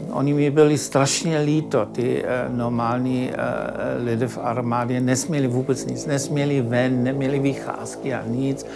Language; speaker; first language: Czech; non-native, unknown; German